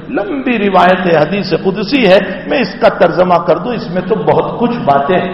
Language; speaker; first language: Urdu; non-native, local second language; Gujarati